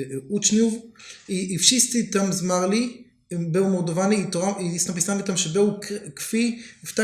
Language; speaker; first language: Polish; non-native, learner; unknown